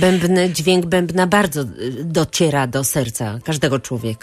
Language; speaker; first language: Polish; native; Polish